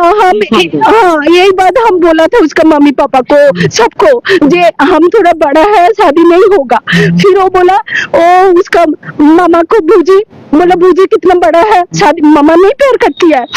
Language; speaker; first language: Hindi; non-native, local second language; Bangla